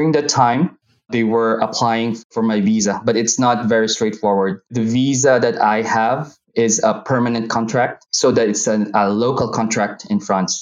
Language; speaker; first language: English; non-native, local second language; Hiligaynon